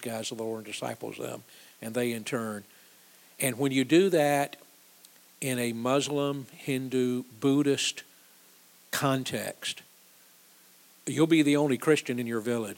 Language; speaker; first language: English; native; English